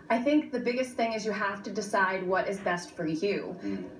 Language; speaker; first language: English; native; English